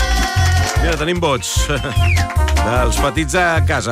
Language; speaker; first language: Catalan; native; Catalan